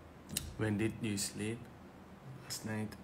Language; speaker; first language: English; non-native, fluent; Thai